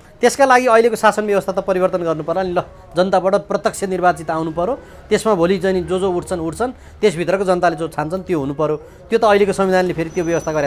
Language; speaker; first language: Nepali; native; Nepali